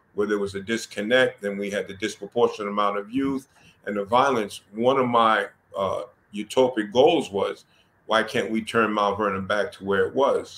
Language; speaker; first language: English; native; English